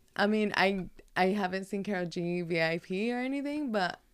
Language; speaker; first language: English; early bilingual, heritage; Spanish